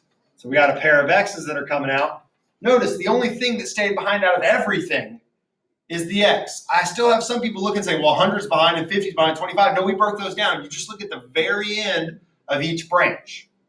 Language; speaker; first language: English; native; English